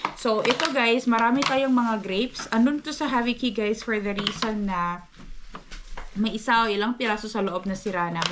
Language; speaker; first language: Filipino; non-native, local second language; Cebuano